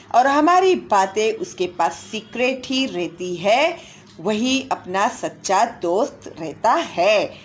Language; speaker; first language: Hindi; non-native, local second language; Marathi